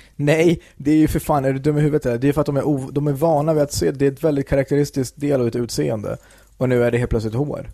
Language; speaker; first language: Swedish; early bilingual, other home language; Kurdish